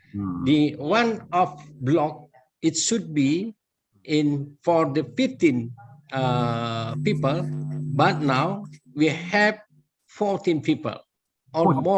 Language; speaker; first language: English; non-native, learner; Indonesian